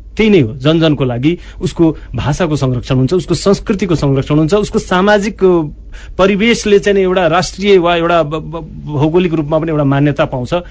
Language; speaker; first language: Nepali; non-native, local second language; Maithili